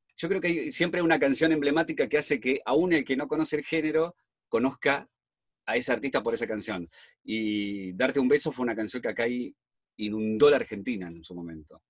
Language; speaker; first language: Spanish; native; Spanish